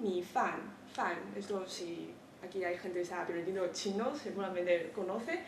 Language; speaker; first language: Spanish; non-native, fluent; Chinese